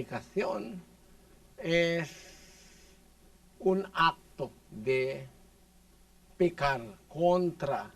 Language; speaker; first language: Spanish; non-native, learner; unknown